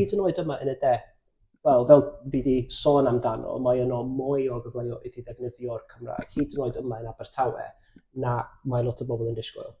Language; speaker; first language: Welsh; non-native, fluent; English